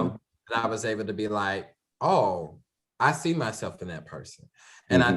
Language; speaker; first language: English; native; English